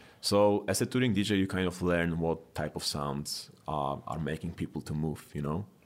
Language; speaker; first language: English; non-native, fluent; Polish